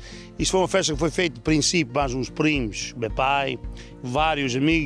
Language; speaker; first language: Portuguese; native; Portuguese